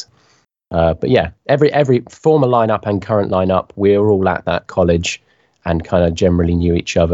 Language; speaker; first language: English; native; English